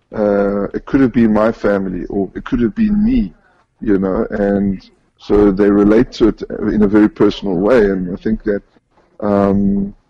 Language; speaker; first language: English; native; English